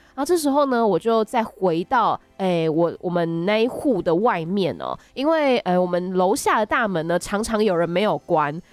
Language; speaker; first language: Chinese; native; Chinese